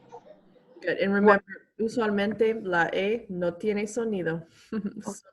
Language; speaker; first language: Spanish; non-native, learner; English